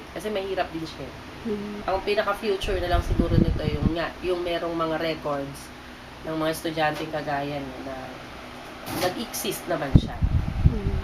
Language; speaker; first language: Filipino; native; Filipino